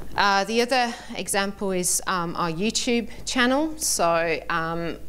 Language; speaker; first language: English; native; English